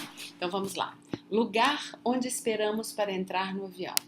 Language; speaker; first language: Portuguese; non-native, fluent; English